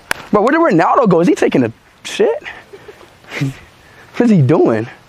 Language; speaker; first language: English; native; English